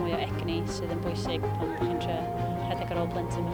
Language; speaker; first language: Welsh; native; Welsh